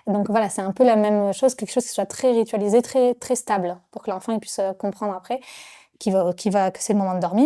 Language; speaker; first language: French; native; French